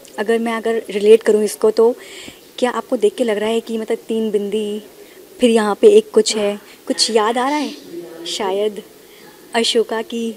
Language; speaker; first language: Hindi; native; Hindi